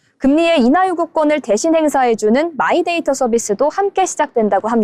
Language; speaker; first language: Korean; native; Korean